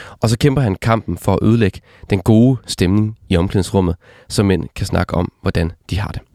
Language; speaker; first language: Danish; native; Danish